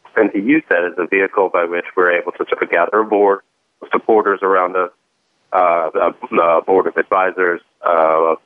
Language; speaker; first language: English; native; English